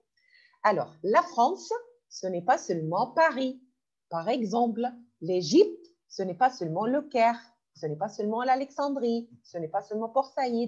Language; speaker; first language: French; non-native, fluent; Arabic